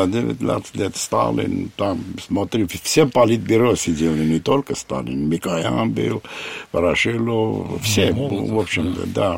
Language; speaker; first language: Russian; non-native, local second language; Armenian